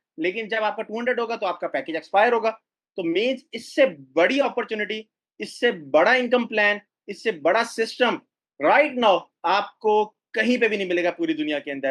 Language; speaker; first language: Hindi; native; Hindi